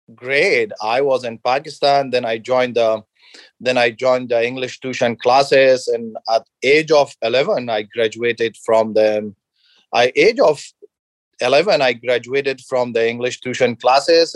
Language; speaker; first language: English; non-native, fluent; Persian